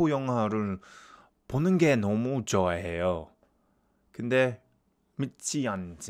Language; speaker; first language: Korean; non-native, learner; English